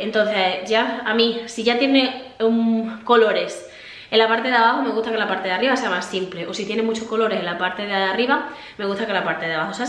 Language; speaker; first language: Spanish; native; Spanish